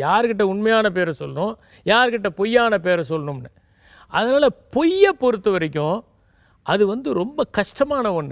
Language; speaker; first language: Tamil; native; Tamil